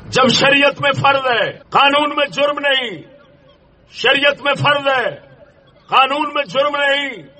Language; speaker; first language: Urdu; non-native, local second language; Punjabi